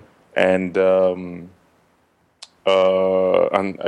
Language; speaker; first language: English; non-native, local second language; Ganda